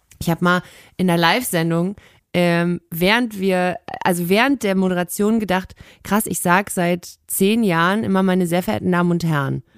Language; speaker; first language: German; native; German